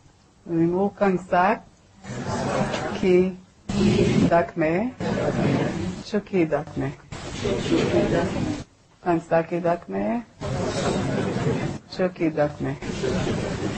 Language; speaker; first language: Hebrew; native; Hebrew